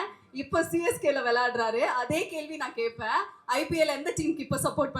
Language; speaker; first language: Tamil; native; Tamil